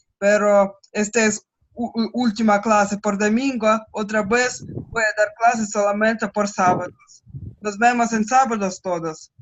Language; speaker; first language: Spanish; non-native, learner; Russian